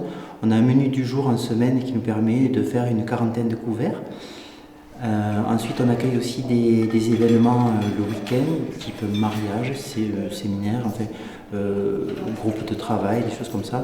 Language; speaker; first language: French; native; French